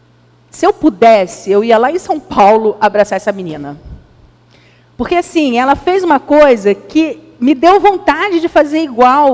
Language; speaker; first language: Portuguese; native; Portuguese